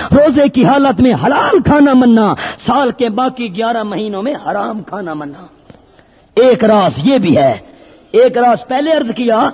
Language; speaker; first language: Urdu; non-native, local second language; Pashto